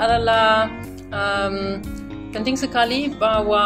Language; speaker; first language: Indonesian; non-native, learner; German